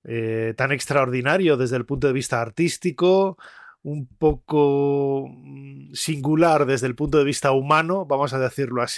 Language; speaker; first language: Spanish; native; Spanish